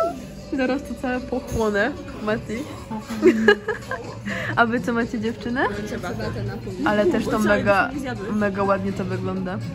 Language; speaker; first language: Polish; native; Polish